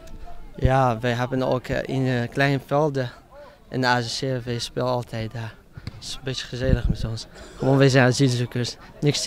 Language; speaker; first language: Dutch; non-native, learner; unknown